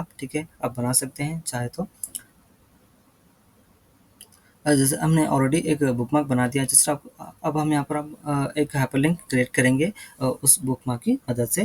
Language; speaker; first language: Hindi; native; Hindi